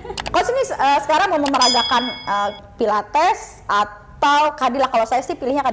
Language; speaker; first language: Indonesian; native; Indonesian